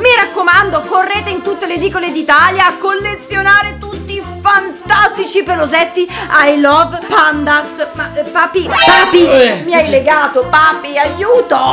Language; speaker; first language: Italian; native; Italian